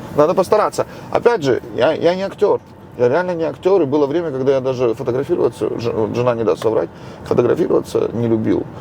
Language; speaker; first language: Russian; non-native, local second language; Georgian